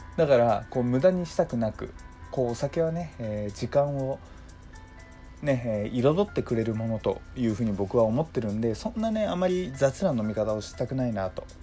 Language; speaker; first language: Japanese; native; Japanese